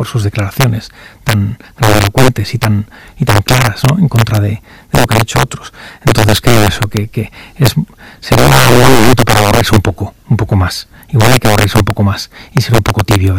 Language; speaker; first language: Spanish; native; Spanish